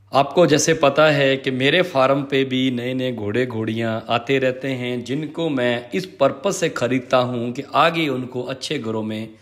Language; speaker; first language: Hindi; non-native, local second language; Punjabi